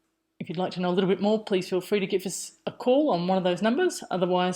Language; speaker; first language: English; native; English